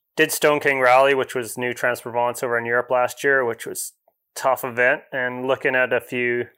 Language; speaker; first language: English; native; English